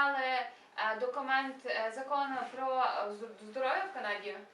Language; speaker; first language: Ukrainian; native; Ukrainian